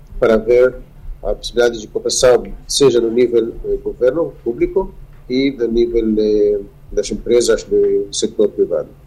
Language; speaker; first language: Portuguese; non-native, fluent; Hebrew